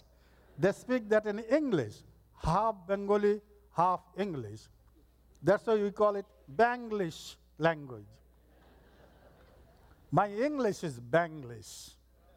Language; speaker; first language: English; non-native, local second language; Bangla